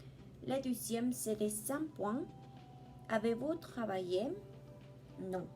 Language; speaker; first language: French; non-native, learner; Spanish